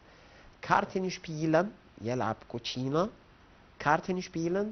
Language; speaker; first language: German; non-native, fluent; Arabic